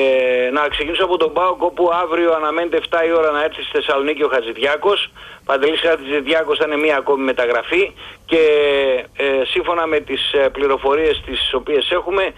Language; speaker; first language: Greek; native; Greek